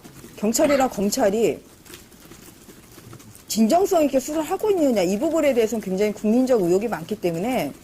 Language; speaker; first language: Korean; native; Korean